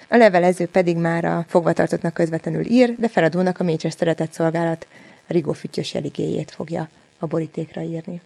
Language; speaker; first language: Hungarian; native; Hungarian